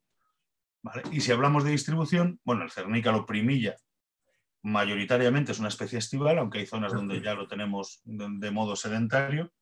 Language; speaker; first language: Spanish; native; Spanish